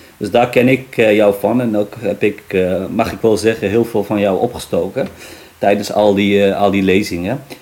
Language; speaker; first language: Dutch; early bilingual, other home language; Riffian